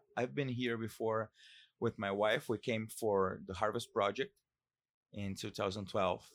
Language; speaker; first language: English; non-native, fluent; Portuguese